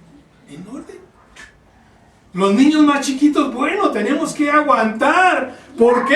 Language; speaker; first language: Spanish; native; Spanish